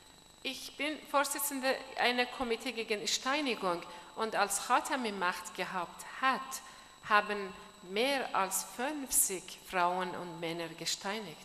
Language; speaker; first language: German; non-native, fluent; Persian